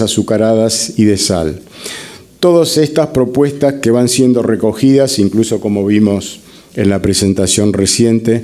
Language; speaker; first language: Spanish; native; Spanish